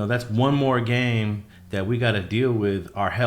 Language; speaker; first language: English; native; English